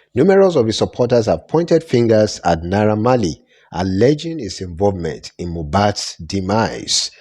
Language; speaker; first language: English; non-native, local second language; Yoruba